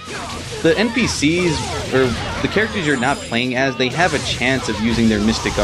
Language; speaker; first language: English; native; English